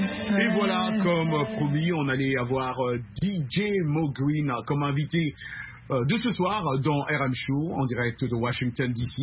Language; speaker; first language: French; non-native, local second language; Lingala